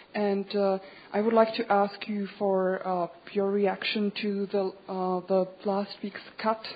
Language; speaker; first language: English; non-native, fluent; Czech